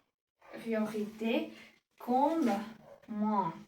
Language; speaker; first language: French; non-native, learner; Spanish